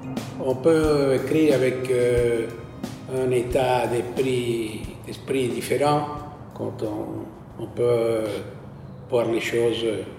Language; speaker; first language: French; non-native, fluent; Spanish